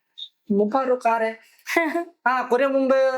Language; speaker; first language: Malayalam; non-native, fluent; Bangla